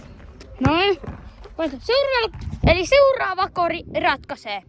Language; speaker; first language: Finnish; native; Finnish